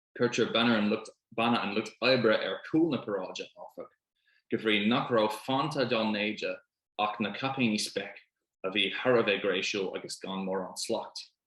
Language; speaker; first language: Irish; non-native, local second language; English